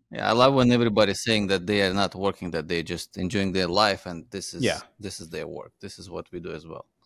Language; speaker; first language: English; non-native, fluent; Uzbek